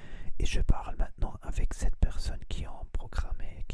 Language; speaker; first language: French; non-native, learner; Spanish